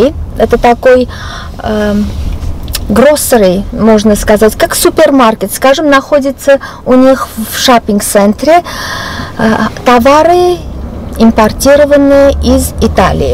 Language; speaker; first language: Russian; non-native, local second language; Armenian